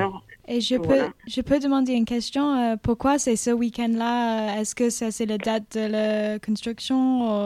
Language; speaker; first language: French; non-native, learner; English